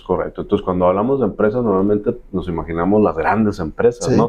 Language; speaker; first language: Spanish; native; Spanish